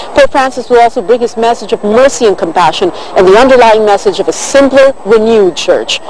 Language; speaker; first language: English; non-native, local second language; Filipino